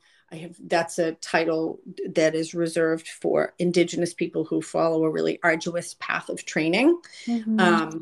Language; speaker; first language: English; native; English